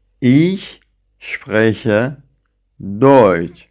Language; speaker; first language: German; non-native, fluent; Central Kurdish